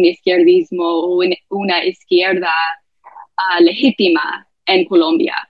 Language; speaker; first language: Spanish; non-native, fluent; English